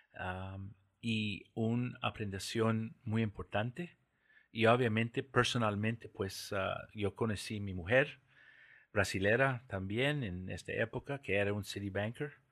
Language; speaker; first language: Spanish; non-native, fluent; English